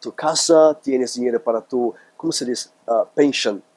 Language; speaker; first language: Spanish; non-native, learner; Portuguese